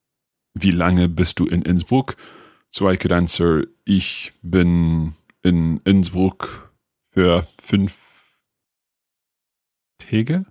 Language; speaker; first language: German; non-native, learner; English